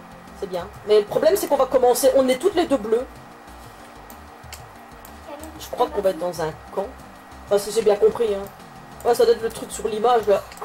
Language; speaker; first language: French; native; French